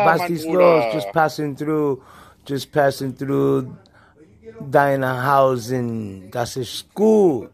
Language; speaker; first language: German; non-native, learner; English